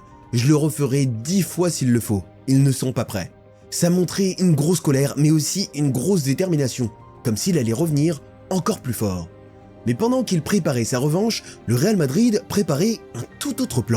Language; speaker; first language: French; native; French